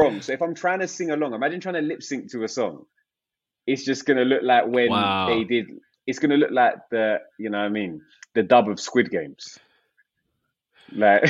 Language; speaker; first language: English; native; English